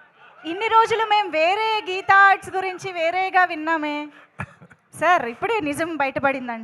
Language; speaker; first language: Telugu; native; Telugu